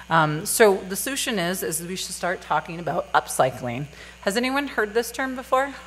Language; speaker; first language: English; native; English